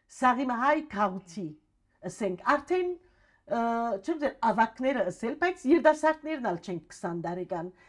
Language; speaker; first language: Armenian; early bilingual, heritage; Armenian